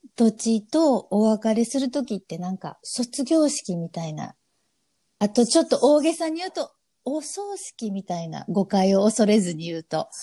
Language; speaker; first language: Japanese; native; Japanese